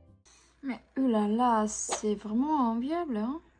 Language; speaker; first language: French; non-native, fluent; Japanese